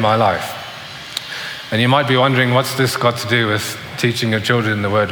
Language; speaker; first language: English; native; English